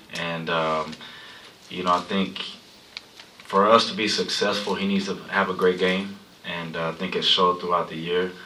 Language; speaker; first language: English; early bilingual, other home language; Spanish